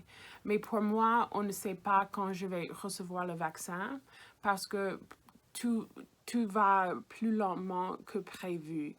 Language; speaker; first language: French; non-native, fluent; English